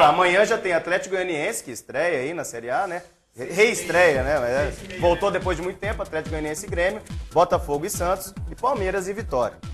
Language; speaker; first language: Portuguese; native; Portuguese